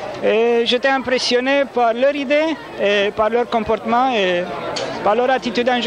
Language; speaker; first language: French; non-native, fluent; Romanian